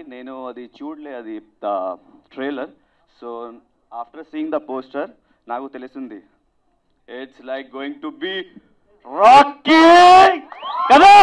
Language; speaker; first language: Telugu; non-native, local second language; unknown